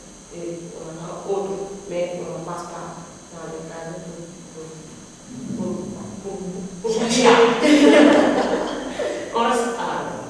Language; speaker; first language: French; non-native, learner; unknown